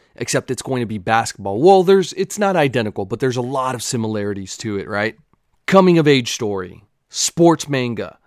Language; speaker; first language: English; native; English